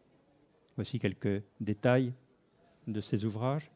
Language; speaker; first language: French; native; French